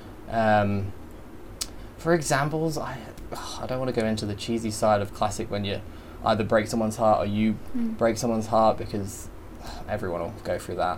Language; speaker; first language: English; native; English